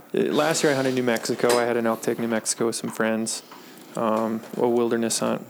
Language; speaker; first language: English; native; English